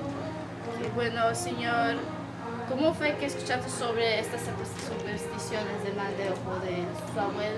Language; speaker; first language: Spanish; non-native, learner; English